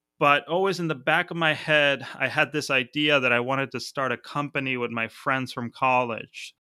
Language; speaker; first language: English; non-native, fluent; Spanish